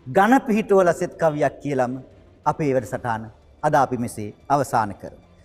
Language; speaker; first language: Sinhala; native; Sinhala